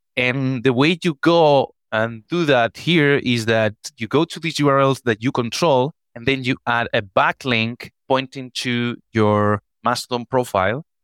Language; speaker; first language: English; non-native, fluent; Spanish